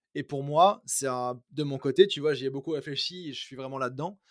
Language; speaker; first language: French; native; French